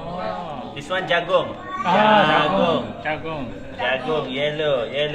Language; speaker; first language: English; non-native, local second language; Malay